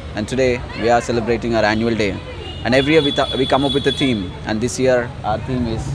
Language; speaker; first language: English; non-native, local second language; Telugu